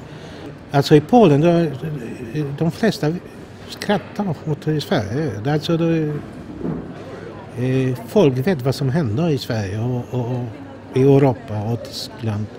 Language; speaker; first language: Swedish; non-native, fluent; Polish